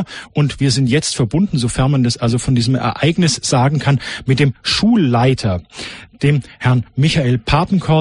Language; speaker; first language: German; native; German